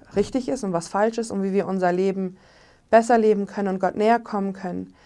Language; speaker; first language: German; native; German